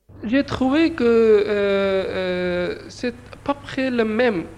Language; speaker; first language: French; non-native, learner; Urdu